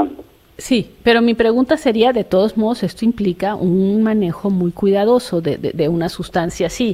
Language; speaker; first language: Spanish; native; Spanish